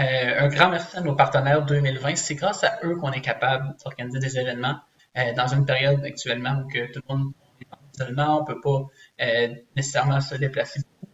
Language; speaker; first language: French; native; French